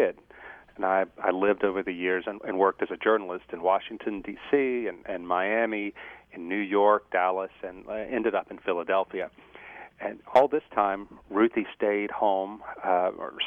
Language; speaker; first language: English; native; English